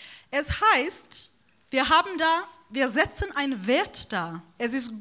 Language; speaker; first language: German; non-native, fluent; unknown